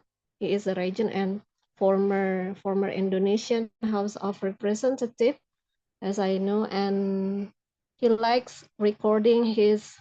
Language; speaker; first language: English; non-native, local second language; Indonesian